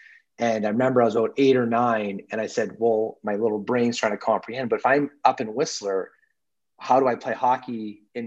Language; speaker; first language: English; native; English